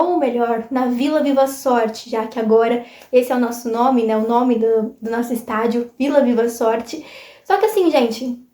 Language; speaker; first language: Portuguese; native; Portuguese